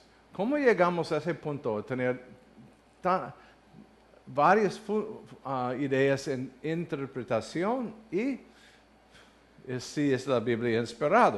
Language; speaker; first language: Spanish; non-native, learner; English